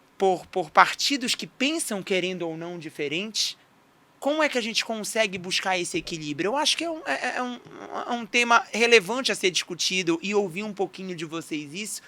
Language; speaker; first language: Portuguese; native; Portuguese